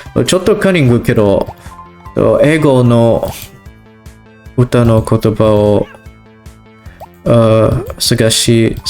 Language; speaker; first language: Japanese; non-native, learner; English